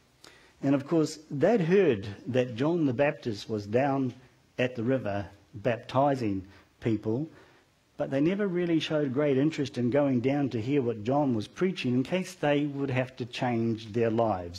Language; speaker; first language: English; native; English